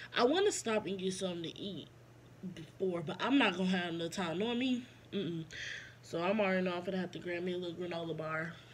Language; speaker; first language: English; native; English